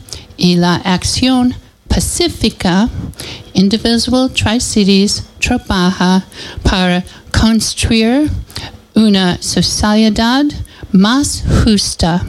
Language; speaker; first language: Spanish; non-native, learner; English